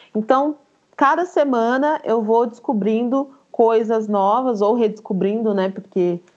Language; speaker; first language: Portuguese; native; Portuguese